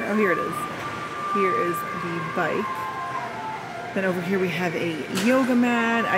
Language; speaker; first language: English; native; English